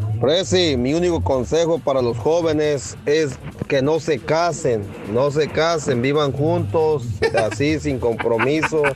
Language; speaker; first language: Spanish; native; Spanish